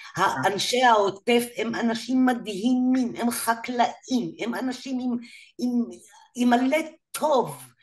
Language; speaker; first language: Hebrew; native; Hebrew